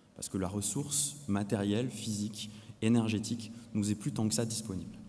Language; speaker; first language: French; native; French